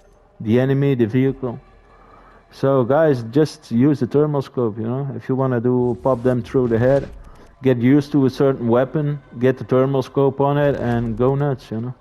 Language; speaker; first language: English; non-native, fluent; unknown